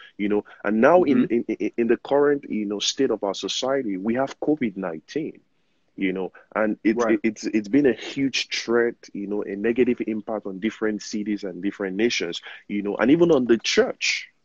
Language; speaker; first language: English; non-native, local second language; Yoruba